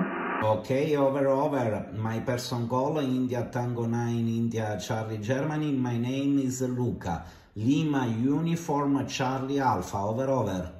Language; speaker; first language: English; non-native, learner; Italian